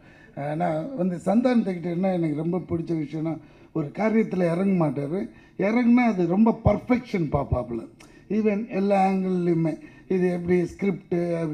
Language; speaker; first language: Tamil; native; Tamil